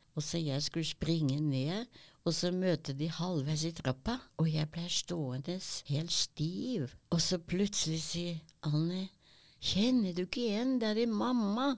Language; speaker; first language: Norwegian; early bilingual, other home language; German